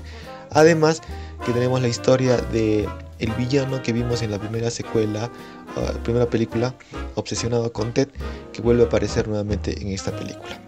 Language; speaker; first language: Spanish; native; Spanish